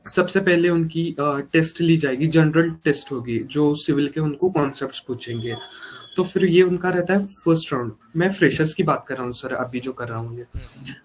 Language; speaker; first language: Hindi; non-native, local second language; Marathi